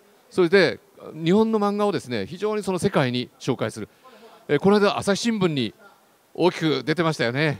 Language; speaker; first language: Japanese; native; Japanese